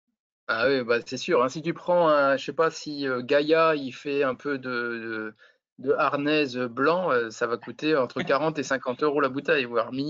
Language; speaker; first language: French; native; French